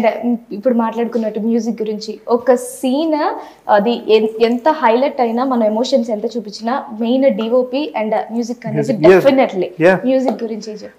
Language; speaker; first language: Telugu; native; Telugu